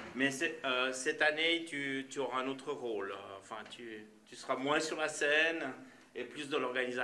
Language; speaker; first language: French; native; French